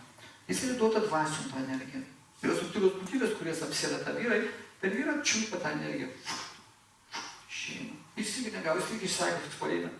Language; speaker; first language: Lithuanian; native; Lithuanian